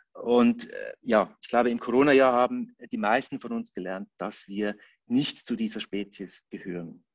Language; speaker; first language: German; native; German